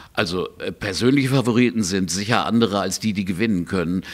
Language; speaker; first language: German; native; German